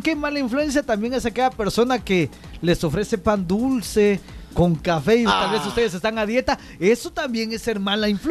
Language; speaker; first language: Spanish; native; Spanish